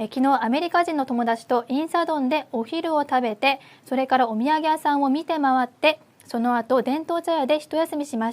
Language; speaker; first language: Japanese; non-native, fluent; Korean